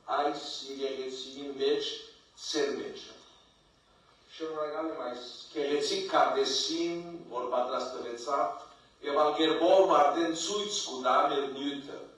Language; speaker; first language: Armenian; early bilingual, heritage; Armenian